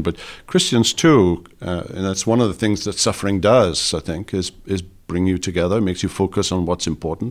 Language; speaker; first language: English; native; English